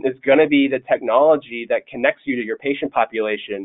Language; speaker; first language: English; native; English